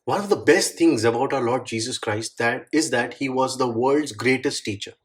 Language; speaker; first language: English; non-native, local second language; Marathi